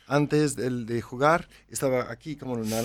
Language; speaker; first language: Spanish; non-native, learner; English